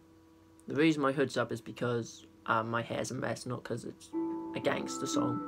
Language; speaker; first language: English; native; English